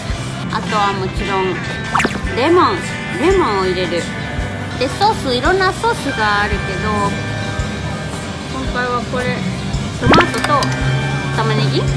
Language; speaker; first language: Japanese; non-native, fluent; Spanish